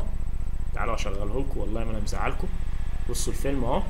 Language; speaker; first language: Arabic; native; Arabic